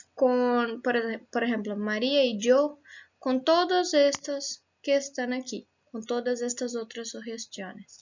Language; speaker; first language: Spanish; non-native, fluent; Portuguese